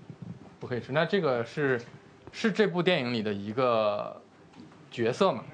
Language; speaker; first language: Chinese; native; Chinese